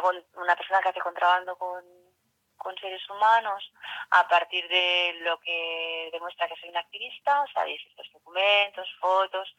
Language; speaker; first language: Spanish; native; Spanish